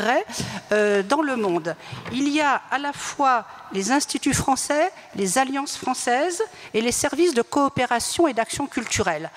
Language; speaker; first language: French; native; French